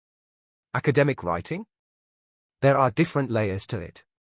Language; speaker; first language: English; native; English